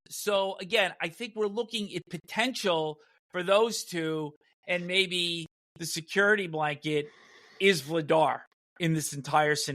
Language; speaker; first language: English; native; English